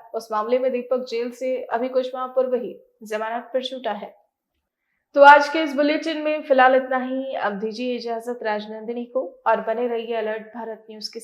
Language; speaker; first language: Hindi; native; Hindi